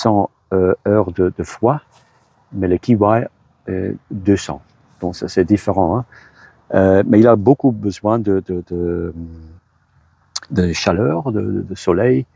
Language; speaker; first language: French; non-native, local second language; Dutch